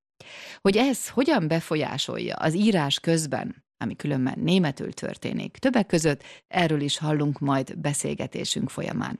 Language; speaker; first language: Hungarian; native; Hungarian